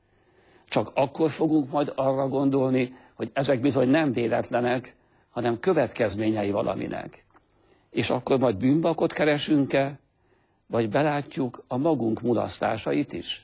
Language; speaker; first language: Hungarian; native; Hungarian